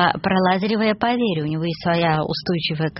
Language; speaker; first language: Russian; native; Russian